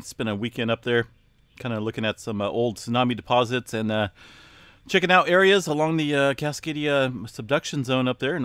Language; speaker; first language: English; native; English